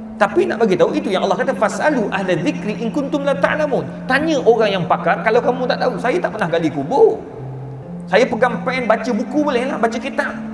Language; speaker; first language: Malay; native; Malay